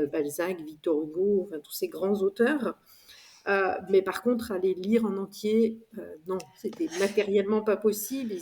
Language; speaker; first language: French; native; French